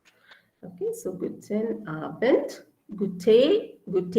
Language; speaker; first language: German; non-native, fluent; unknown